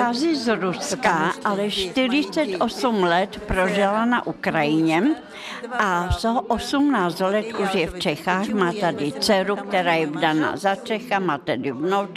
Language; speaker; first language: Czech; non-native, fluent; Russian